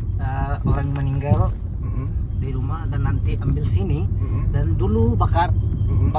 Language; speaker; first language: Indonesian; non-native, learner; Hindi